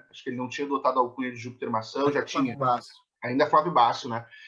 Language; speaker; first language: Portuguese; native; Portuguese